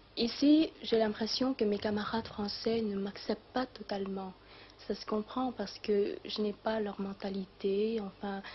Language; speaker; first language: French; early bilingual, other home language; Vietnamese